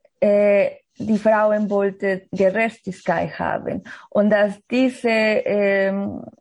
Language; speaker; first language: German; non-native, learner; Spanish